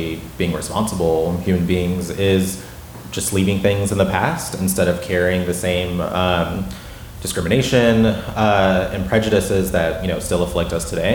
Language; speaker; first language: English; native; English